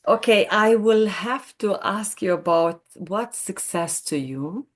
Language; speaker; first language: English; non-native, fluent; Romanian